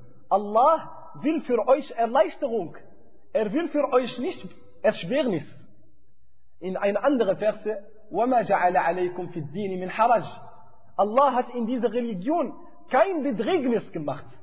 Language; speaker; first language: German; non-native, fluent; Arabic